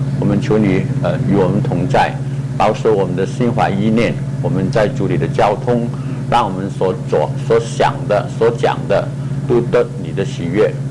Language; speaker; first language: Chinese; non-native, local second language; Cantonese